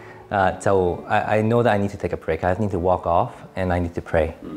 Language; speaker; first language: English; early bilingual, other home language; Cantonese